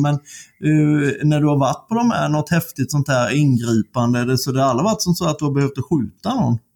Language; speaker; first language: Swedish; native; Swedish